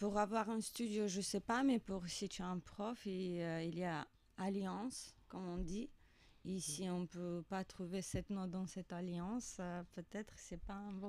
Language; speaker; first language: French; non-native, learner; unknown